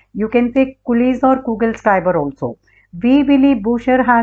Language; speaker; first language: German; non-native, learner; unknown